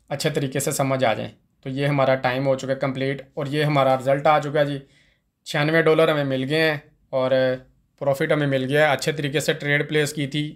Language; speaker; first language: Urdu; non-native, local second language; Punjabi